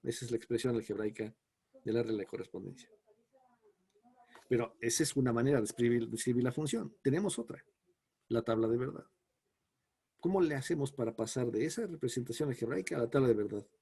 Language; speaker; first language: Spanish; native; Spanish